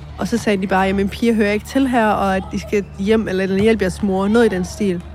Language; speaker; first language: Danish; early bilingual, other home language; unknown